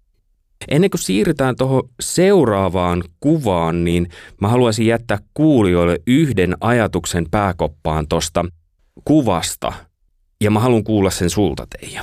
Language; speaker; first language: Finnish; native; Finnish